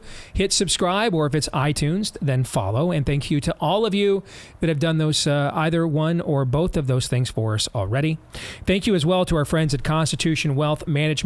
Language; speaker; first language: English; native; English